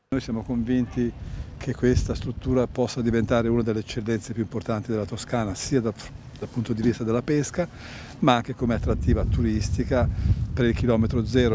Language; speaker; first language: Italian; native; Italian